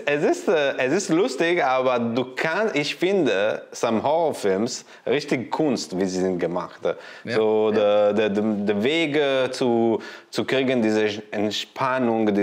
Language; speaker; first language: German; non-native, learner; Italian